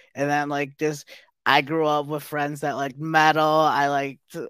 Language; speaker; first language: English; native; English